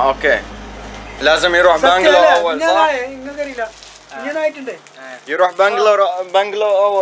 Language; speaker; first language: Arabic; non-native, learner; Urdu